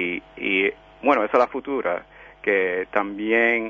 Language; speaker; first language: Spanish; early bilingual, heritage; Spanish